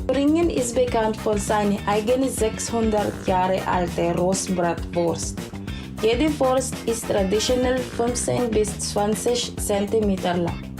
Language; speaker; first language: German; non-native, learner; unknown